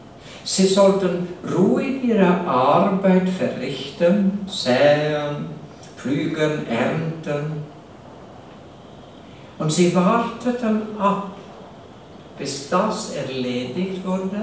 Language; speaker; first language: German; non-native, fluent; English